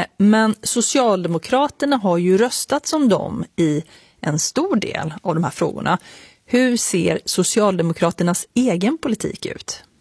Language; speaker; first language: Swedish; native; Swedish